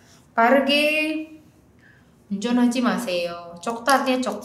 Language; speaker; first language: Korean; non-native, fluent; Indonesian